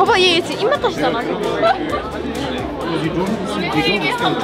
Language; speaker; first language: Korean; native; Korean